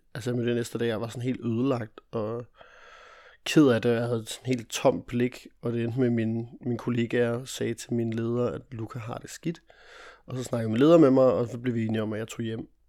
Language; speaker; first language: Danish; early bilingual, other home language; Italian